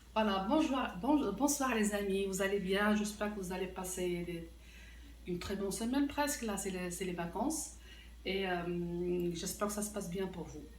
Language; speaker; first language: French; non-native, local second language; Arabic